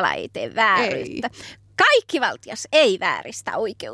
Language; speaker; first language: Finnish; native; Finnish